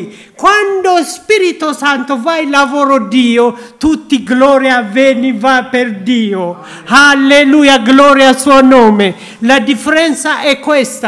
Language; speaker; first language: Italian; non-native, learner; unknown